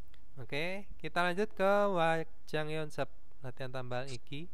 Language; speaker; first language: Indonesian; native; Indonesian